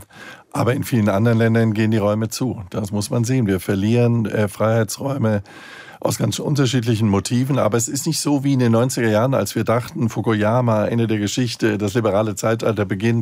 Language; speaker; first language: German; native; German